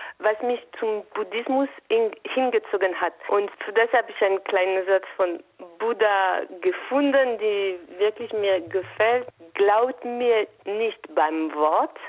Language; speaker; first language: German; non-native, local second language; French